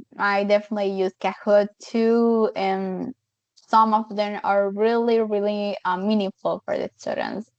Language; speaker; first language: English; non-native, fluent; Spanish